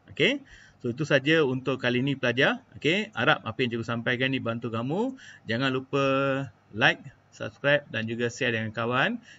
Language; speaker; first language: Malay; non-native, local second language; Malayalam